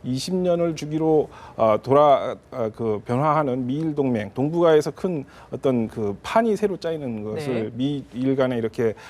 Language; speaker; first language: Korean; native; Korean